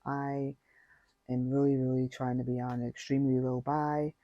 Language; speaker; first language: English; native; English